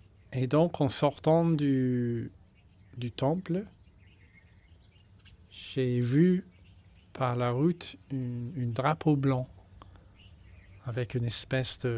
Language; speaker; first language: French; non-native, fluent; English